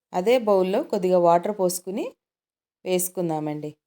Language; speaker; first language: Telugu; native; Telugu